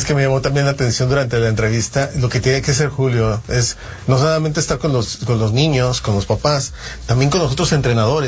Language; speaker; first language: Spanish; native; Spanish